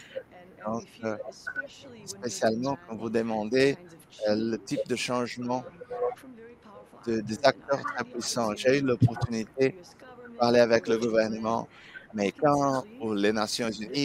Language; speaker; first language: French; non-native, learner; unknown